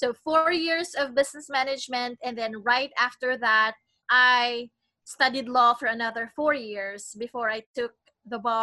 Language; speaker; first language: English; non-native, local second language; Cebuano